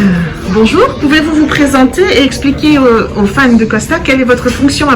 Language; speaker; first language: French; native; French